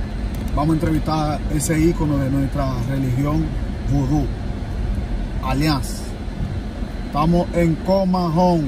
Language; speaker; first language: Spanish; native; Spanish